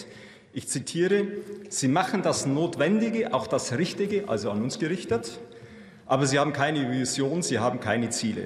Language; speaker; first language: German; native; German